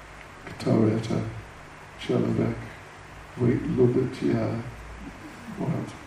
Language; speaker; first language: Russian; non-native, learner; English